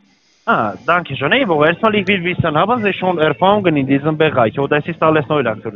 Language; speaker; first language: German; non-native, learner; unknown